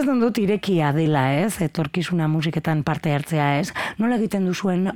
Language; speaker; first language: Basque; native; Basque